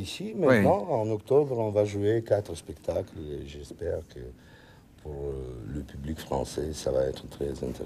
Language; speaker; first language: French; non-native, learner; Russian